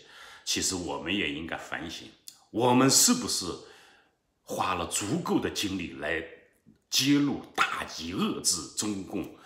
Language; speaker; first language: Chinese; native; Chinese